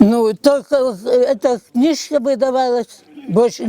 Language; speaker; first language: Russian; native; Russian